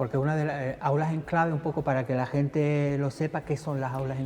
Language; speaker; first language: Spanish; native; Spanish